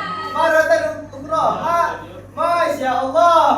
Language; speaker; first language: Arabic; non-native, learner; Malay